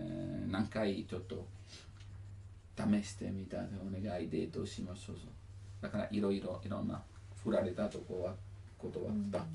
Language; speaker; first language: Japanese; non-native, learner; Italian